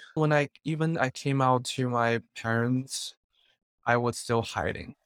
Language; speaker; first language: English; non-native, fluent; Chinese